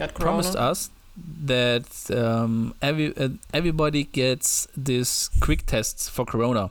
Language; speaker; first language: English; non-native, fluent; German